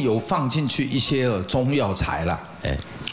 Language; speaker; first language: Chinese; native; Chinese